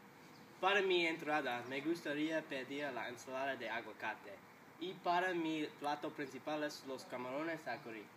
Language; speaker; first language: Spanish; non-native, learner; English